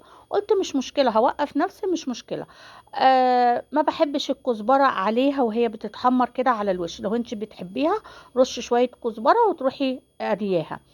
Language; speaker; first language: Arabic; native; Arabic